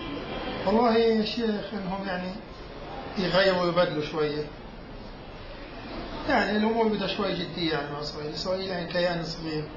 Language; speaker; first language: Arabic; native; Arabic